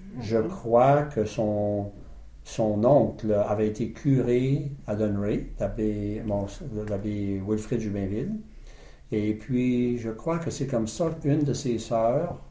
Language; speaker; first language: French; native; French